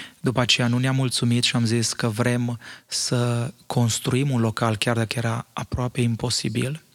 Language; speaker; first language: Romanian; native; Romanian